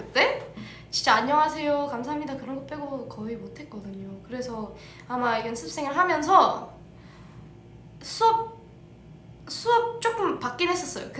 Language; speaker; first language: Korean; early bilingual, heritage; English